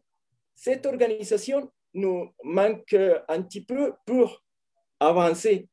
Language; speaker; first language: French; non-native, fluent; Spanish